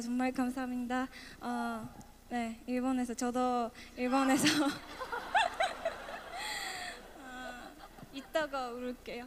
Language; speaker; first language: Korean; non-native, local second language; Japanese